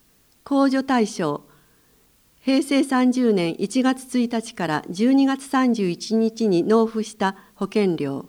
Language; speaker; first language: Japanese; native; Japanese